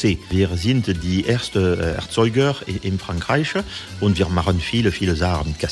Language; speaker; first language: German; non-native, fluent; French